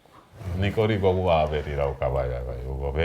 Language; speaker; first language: Basque; non-native, learner; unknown